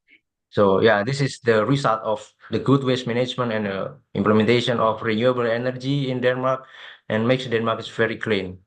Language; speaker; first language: English; non-native, fluent; Indonesian